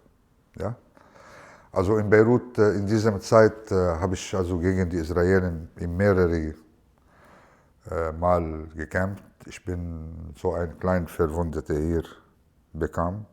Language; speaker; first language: German; non-native, fluent; Arabic